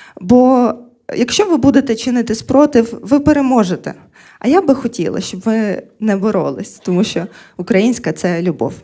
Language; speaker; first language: Ukrainian; non-native, local second language; Russian